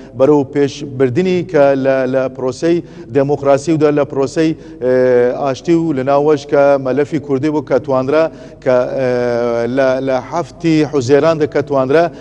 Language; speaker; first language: Central Kurdish; non-native, local second language; Azerbaijani